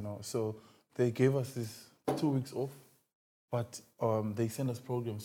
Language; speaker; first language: English; non-native, local second language; Xhosa